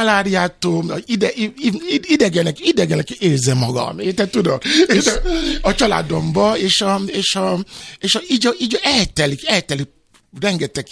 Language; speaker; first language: Hungarian; non-native, learner; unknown